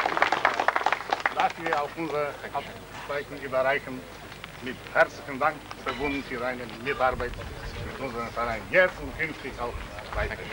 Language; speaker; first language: German; non-native, fluent; Ukrainian